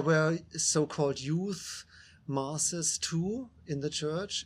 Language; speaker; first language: English; non-native, fluent; German